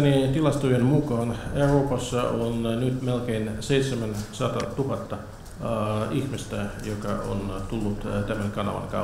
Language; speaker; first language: Finnish; non-native, fluent; Russian